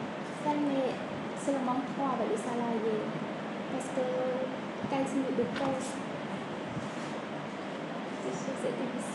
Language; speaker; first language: French; non-native, learner; Khmer